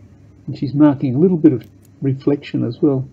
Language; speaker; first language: English; native; English